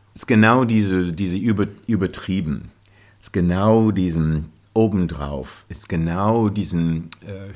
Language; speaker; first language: German; non-native, fluent; English